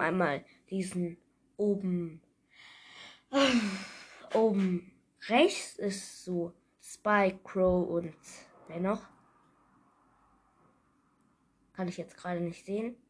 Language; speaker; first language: German; native; German